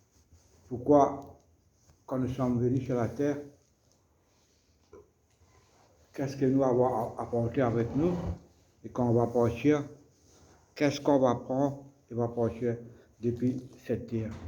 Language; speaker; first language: French; non-native, local second language; Morisyen